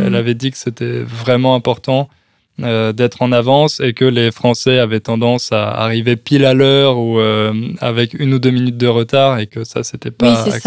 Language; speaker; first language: French; native; French